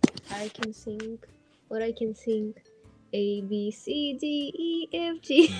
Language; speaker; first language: English; non-native, fluent; Ukrainian